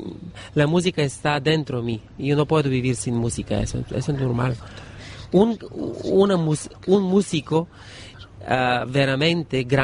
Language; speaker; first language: Spanish; non-native, learner; Bulgarian